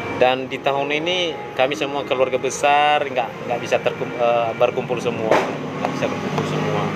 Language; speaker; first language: Indonesian; non-native, local second language; Nias